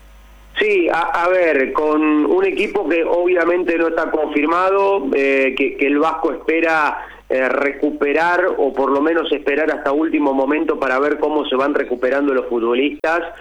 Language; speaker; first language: Spanish; native; Spanish